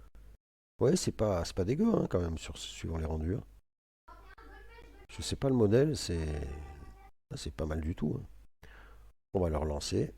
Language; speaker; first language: French; native; French